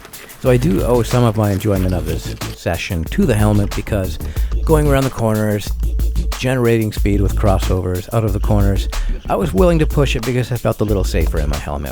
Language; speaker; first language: English; native; English